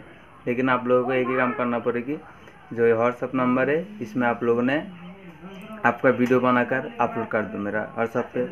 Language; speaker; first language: Hindi; non-native, local second language; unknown